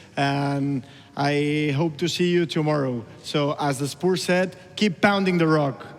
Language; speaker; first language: English; non-native, learner; Spanish